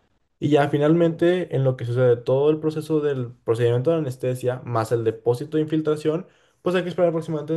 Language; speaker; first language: Spanish; native; Spanish